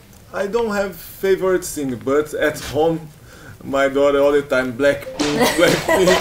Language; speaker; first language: English; non-native, learner; Portuguese